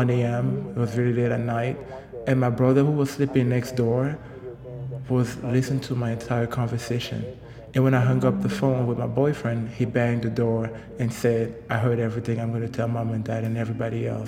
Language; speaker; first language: English; non-native, local second language; French